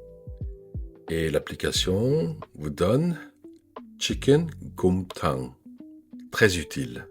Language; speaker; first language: French; non-native, fluent; Korean